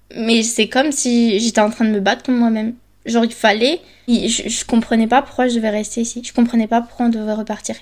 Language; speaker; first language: French; early bilingual, other home language; Spanish